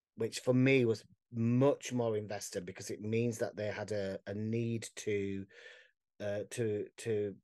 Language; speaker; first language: English; native; English